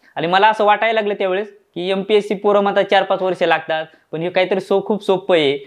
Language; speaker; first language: Marathi; native; Marathi